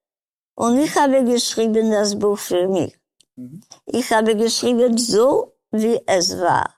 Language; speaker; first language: German; non-native, learner; Polish